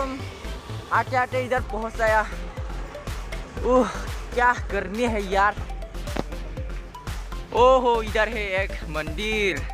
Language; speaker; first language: Hindi; non-native, local second language; Bodo